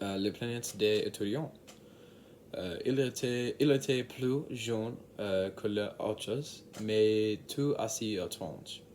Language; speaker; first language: French; non-native, learner; English